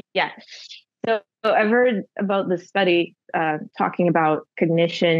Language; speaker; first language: English; non-native, fluent; Russian